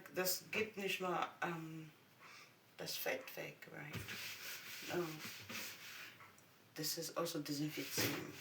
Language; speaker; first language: German; non-native, fluent; French